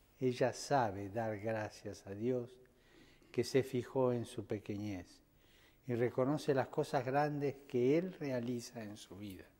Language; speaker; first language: Spanish; native; Spanish